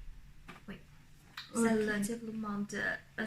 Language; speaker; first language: French; non-native, fluent; Chinese